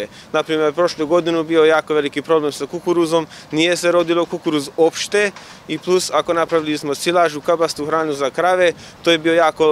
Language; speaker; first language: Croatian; non-native, local second language; Hungarian